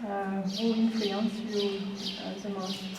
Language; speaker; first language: English; non-native, learner; French